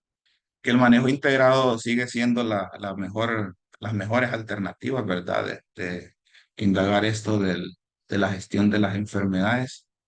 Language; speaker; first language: Spanish; native; Spanish